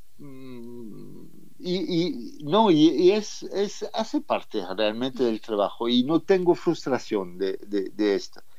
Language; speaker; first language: Spanish; non-native, fluent; French